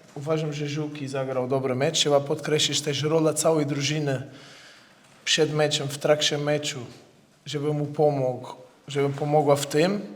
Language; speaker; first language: Polish; non-native, fluent; Portuguese